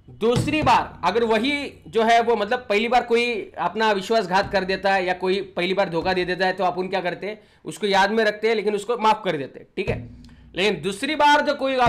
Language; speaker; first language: Hindi; non-native, local second language; Marathi